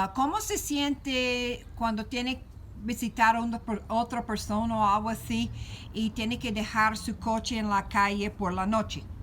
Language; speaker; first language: Spanish; non-native, learner; English